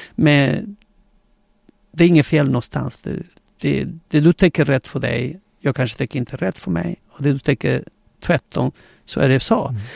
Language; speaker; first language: Swedish; non-native, fluent; Spanish